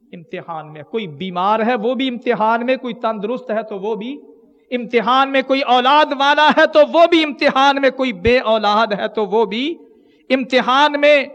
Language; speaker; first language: Urdu; non-native, local second language; Punjabi